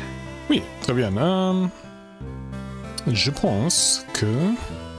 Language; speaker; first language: French; non-native, learner; German